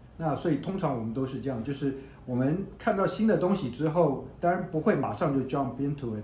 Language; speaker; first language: Chinese; native; Chinese